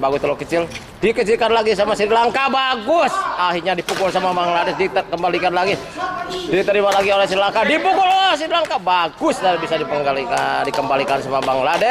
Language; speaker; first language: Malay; non-native, local second language; Javanese